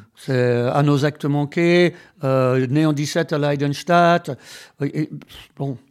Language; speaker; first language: French; non-native, fluent; English